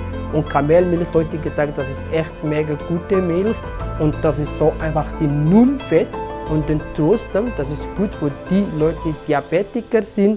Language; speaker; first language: German; non-native, fluent; Somali